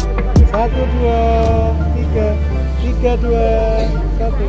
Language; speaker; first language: Indonesian; non-native, local second language; Javanese